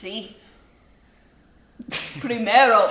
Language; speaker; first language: Spanish; non-native, learner; English